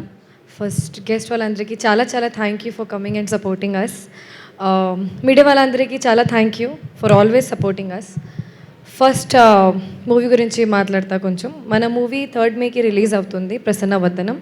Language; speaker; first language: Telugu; non-native, learner; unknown